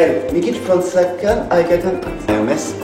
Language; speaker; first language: Armenian; non-native, learner; French